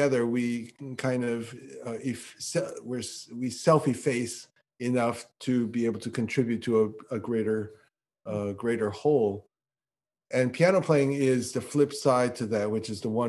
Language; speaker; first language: English; native; English